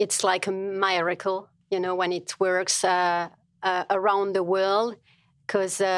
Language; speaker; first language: English; non-native, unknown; French